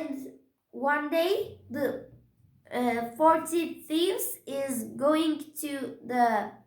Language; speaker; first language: English; non-native, learner; Turkish